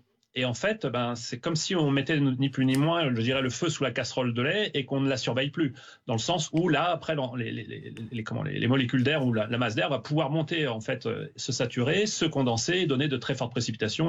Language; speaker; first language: French; native; French